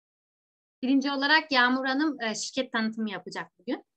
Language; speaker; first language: Turkish; non-native, fluent; Korean